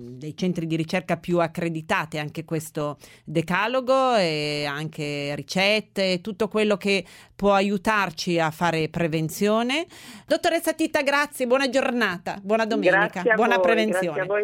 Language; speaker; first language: Italian; native; Italian